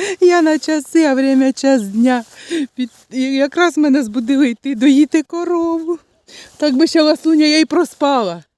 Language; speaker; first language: Ukrainian; native; Ukrainian